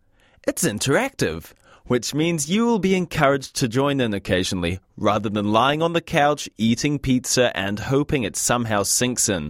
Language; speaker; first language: English; native; English